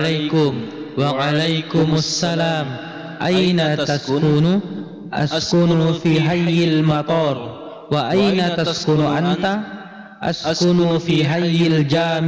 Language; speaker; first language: Arabic; non-native, learner; Indonesian